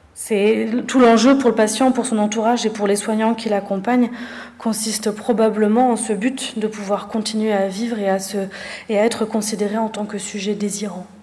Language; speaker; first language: French; native; French